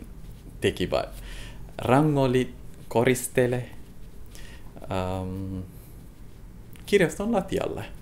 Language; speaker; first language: Finnish; non-native, fluent; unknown